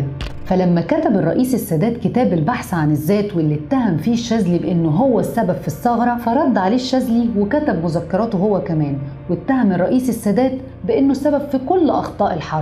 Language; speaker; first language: Arabic; native; Arabic